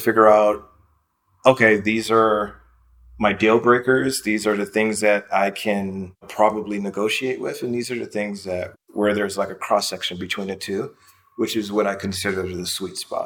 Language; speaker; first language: English; native; English